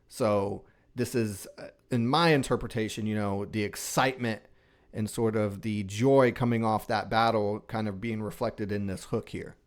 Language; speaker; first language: English; native; English